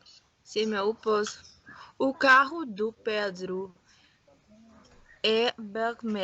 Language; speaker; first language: Portuguese; non-native, learner; Spanish